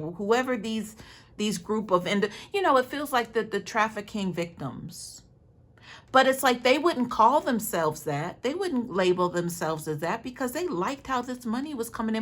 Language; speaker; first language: English; native; English